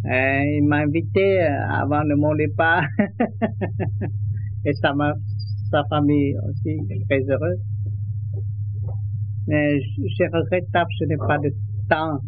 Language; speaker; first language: French; non-native, learner; Vietnamese